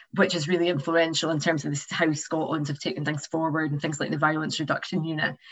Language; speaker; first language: English; native; English